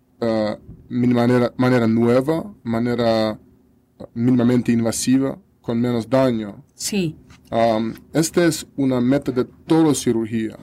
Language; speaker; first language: Spanish; non-native, learner; Russian